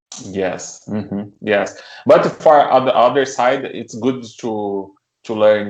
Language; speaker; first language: English; non-native, learner; Portuguese